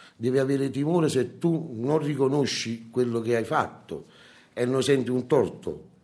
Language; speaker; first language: Italian; native; Italian